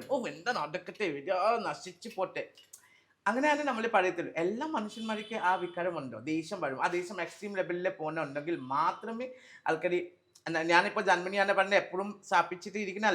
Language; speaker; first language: Malayalam; non-native, fluent; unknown